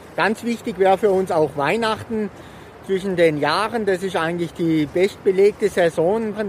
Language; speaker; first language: German; native; German